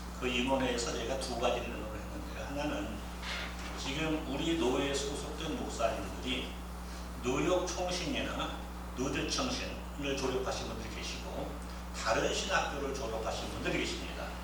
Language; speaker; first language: Korean; native; Korean